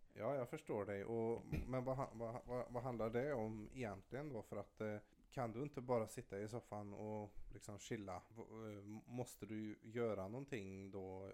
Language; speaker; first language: Swedish; native; Swedish